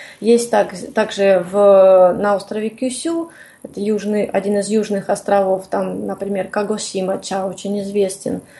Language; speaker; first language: Russian; native; Russian